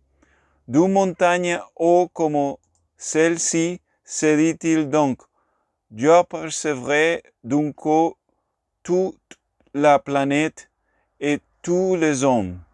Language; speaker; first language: French; non-native, learner; Spanish